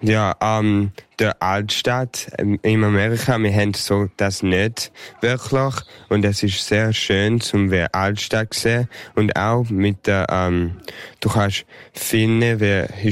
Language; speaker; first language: German; early bilingual, heritage; English